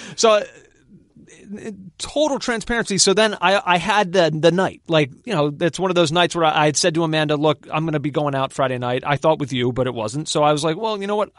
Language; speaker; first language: English; native; English